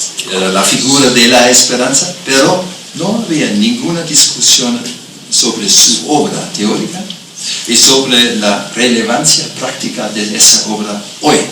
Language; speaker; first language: Spanish; non-native, fluent; German